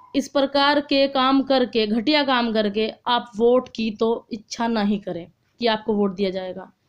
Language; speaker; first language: Hindi; native; Hindi